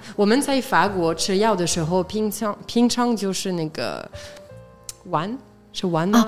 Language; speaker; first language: Chinese; non-native, fluent; French